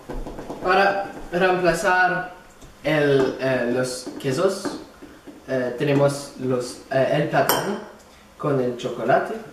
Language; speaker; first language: Spanish; non-native, learner; French